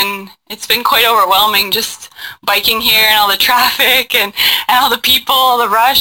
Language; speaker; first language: English; native; English